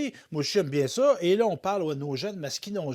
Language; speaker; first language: French; native; French